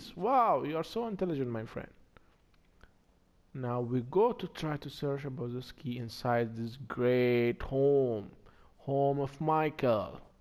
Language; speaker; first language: English; non-native, learner; Arabic